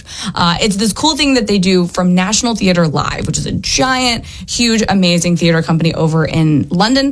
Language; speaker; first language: English; native; English